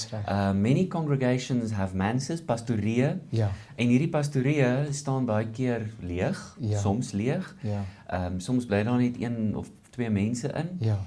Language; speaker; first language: Afrikaans; native; Afrikaans